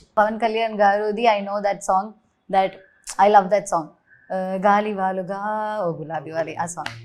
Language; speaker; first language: Telugu; non-native, learner; Malayalam